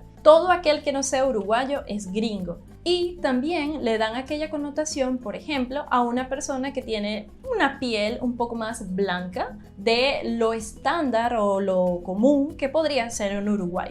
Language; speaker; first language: Spanish; non-native, fluent; Portuguese